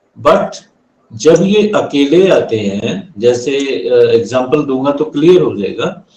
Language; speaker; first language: Hindi; native; Hindi